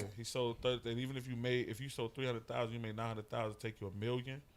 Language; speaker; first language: English; native; English